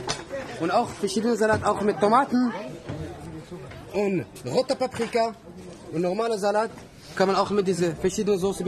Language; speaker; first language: German; non-native, learner; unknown